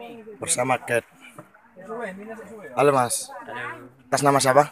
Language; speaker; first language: Indonesian; native; Indonesian